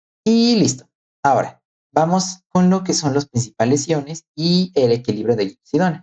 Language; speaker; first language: Spanish; native; Spanish